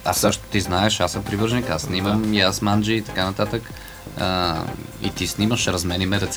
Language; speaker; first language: Bulgarian; native; Bulgarian